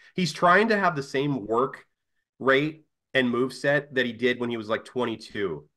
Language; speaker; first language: English; native; English